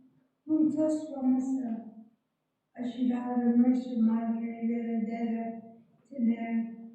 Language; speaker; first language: Spanish; non-native, fluent; English